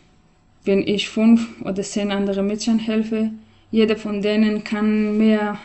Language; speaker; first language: German; non-native, learner; Persian